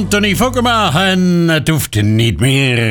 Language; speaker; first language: Dutch; native; Dutch